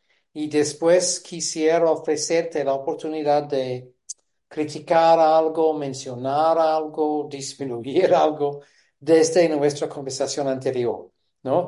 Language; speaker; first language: Spanish; non-native, fluent; English